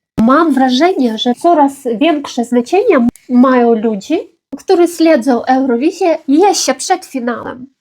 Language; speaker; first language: Polish; non-native, fluent; Ukrainian